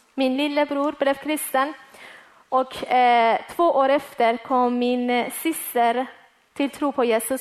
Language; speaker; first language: Swedish; early bilingual, other home language; Persian